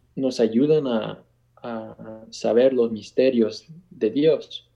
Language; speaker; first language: Spanish; non-native, fluent; English